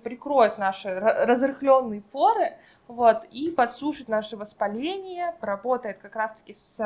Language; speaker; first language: Russian; native; Russian